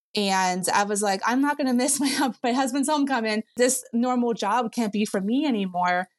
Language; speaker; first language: English; native; English